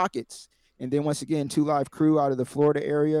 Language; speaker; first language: English; native; English